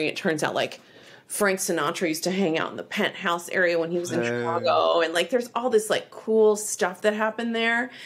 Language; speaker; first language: English; native; English